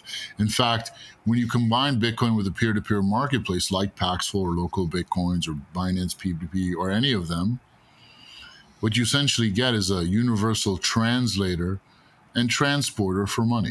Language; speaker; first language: English; native; English